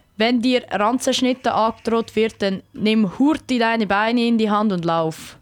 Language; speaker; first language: German; native; German